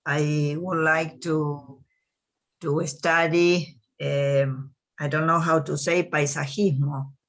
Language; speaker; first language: English; non-native, learner; Spanish